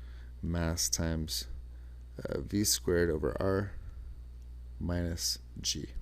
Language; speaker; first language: English; native; English